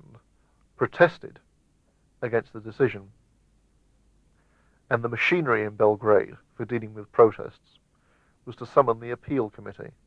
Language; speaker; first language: English; native; English